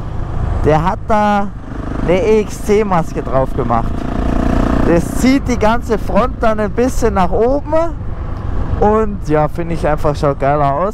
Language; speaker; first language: German; native; German